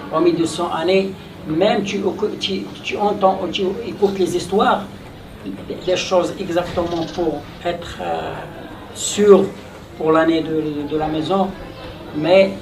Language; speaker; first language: French; non-native, local second language; Arabic